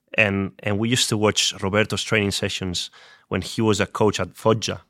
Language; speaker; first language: English; non-native, fluent; Spanish